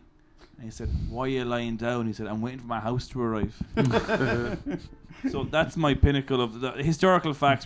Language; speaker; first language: English; native; English